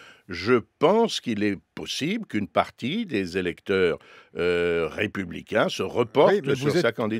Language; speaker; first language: French; native; French